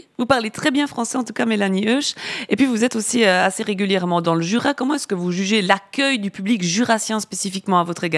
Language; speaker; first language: French; native; French